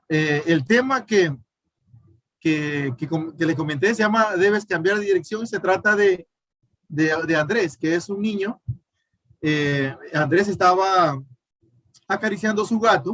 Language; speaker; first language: Spanish; native; Spanish